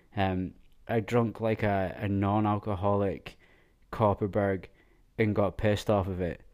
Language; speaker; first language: English; native; English